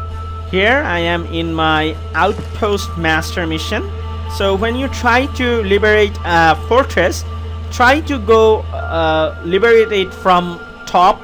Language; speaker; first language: English; non-native, fluent; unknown